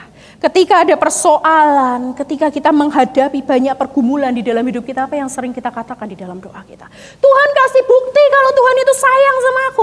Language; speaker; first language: Indonesian; native; Indonesian